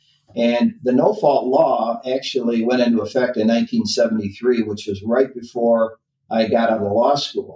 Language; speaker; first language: English; native; English